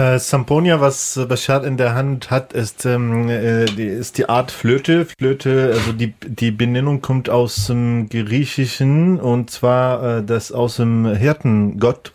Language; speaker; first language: German; non-native, fluent; Arabic